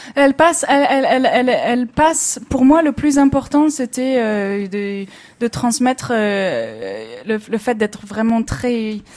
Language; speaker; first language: French; native; French